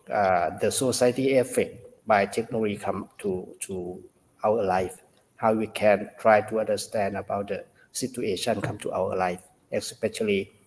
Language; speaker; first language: English; non-native, learner; Thai